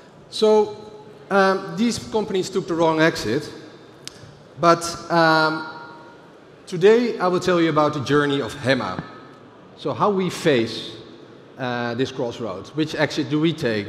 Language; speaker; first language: English; non-native, fluent; Dutch